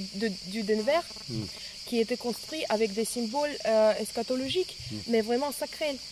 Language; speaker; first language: French; non-native, fluent; Russian